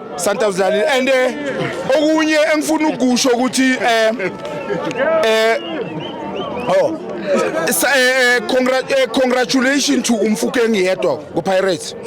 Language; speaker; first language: Zulu; native; Zulu